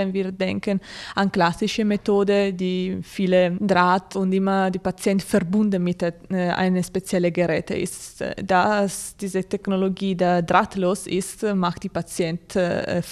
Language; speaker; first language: German; non-native, fluent; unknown